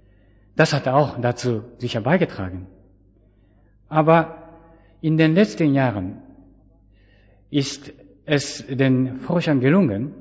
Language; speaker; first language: German; non-native, fluent; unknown